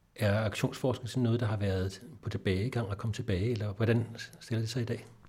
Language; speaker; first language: Danish; native; Danish